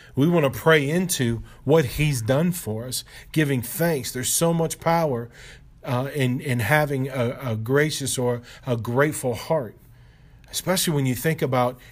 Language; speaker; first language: English; native; English